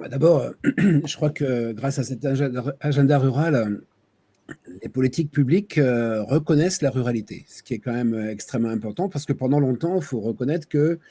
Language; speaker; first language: French; native; French